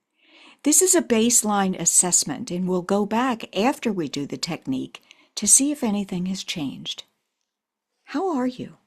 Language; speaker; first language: English; native; English